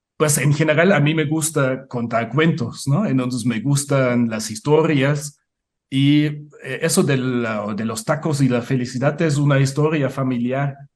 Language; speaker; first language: Spanish; non-native, fluent; German